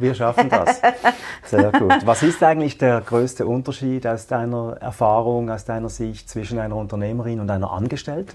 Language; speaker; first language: German; native; German